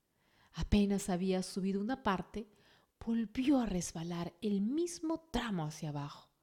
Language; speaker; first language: Spanish; native; Spanish